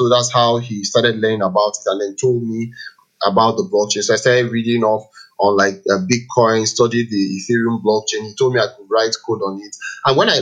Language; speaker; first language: English; non-native, local second language; Igbo